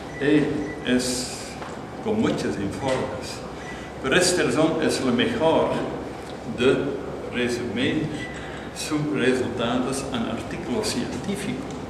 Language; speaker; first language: Spanish; non-native, fluent; Dutch